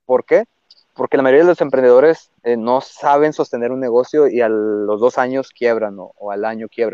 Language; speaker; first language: Spanish; native; Spanish